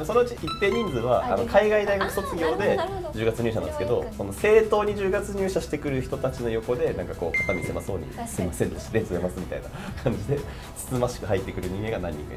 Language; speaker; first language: Japanese; native; Japanese